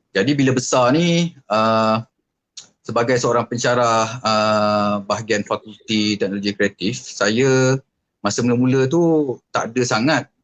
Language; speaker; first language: Malay; native; Malay